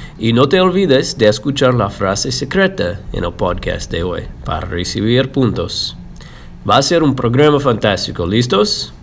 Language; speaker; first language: Spanish; non-native, fluent; English